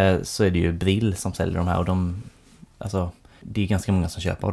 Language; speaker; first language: Swedish; native; Swedish